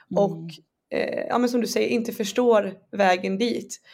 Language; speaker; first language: Swedish; native; Swedish